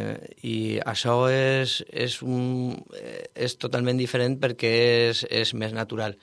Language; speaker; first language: Catalan; non-native, learner; Spanish